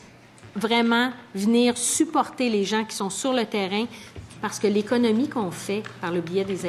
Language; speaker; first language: French; native; French